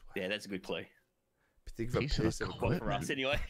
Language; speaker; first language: English; native; English